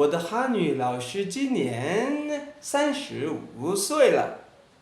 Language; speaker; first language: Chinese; non-native, fluent; Amharic